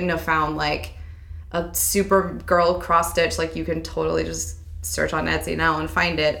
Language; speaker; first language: English; native; English